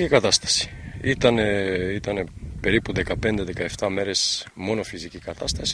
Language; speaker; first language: Greek; non-native, learner; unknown